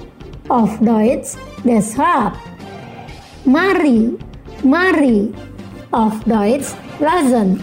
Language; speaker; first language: German; non-native, fluent; Indonesian